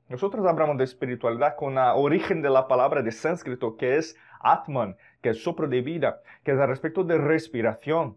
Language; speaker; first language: Spanish; non-native, fluent; Portuguese